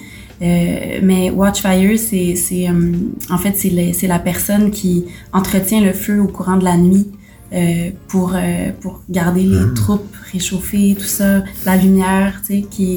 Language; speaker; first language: French; native; French